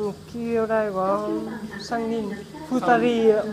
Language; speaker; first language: Japanese; non-native, learner; Vietnamese